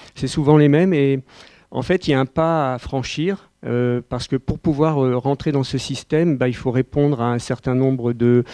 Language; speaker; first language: French; native; French